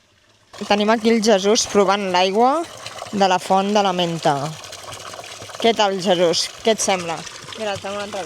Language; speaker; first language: Catalan; native; Catalan